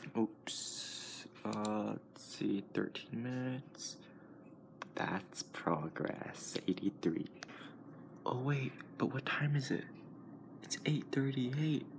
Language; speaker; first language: English; native; English